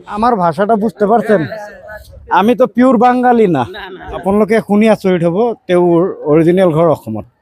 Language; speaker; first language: Bangla; non-native, local second language; Assamese